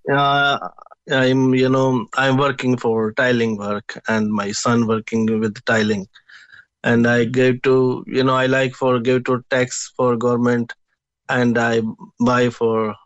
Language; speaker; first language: English; non-native, local second language; Punjabi